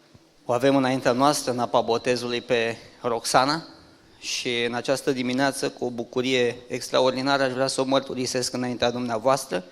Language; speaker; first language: Romanian; native; Romanian